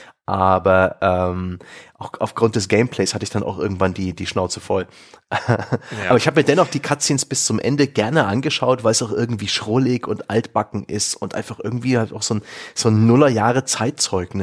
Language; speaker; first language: German; native; German